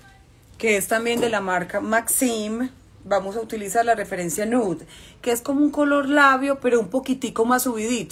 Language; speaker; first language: Spanish; native; Spanish